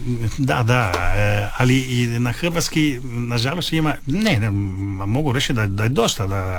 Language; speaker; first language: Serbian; early bilingual, heritage; Italian